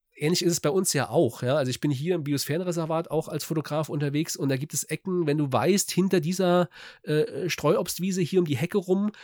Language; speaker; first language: German; native; German